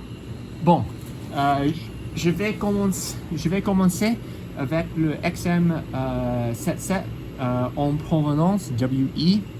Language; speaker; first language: French; non-native, learner; English